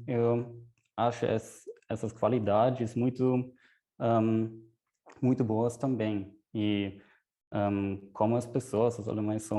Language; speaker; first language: Portuguese; non-native, fluent; German